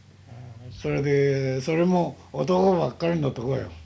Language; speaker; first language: Japanese; native; Japanese